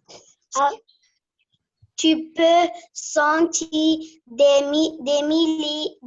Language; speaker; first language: French; non-native, learner; Arabic